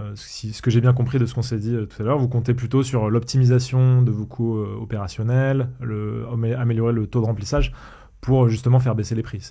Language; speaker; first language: French; native; French